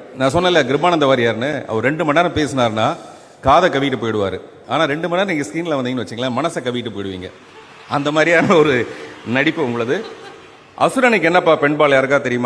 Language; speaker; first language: Tamil; native; Tamil